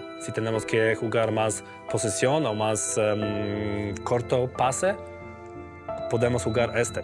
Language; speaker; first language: Spanish; non-native, learner; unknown